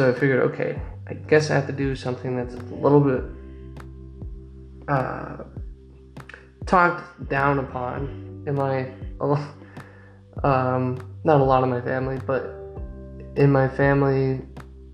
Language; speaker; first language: English; native; English